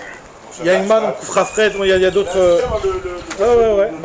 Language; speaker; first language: French; native; French